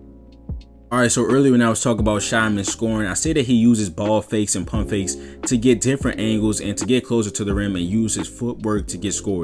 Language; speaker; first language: English; native; English